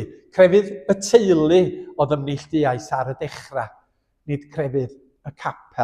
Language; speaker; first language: Welsh; native; Welsh